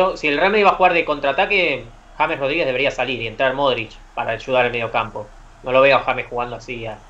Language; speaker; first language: Spanish; native; Spanish